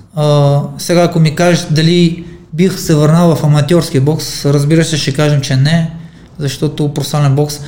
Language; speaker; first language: Bulgarian; non-native, fluent; Armenian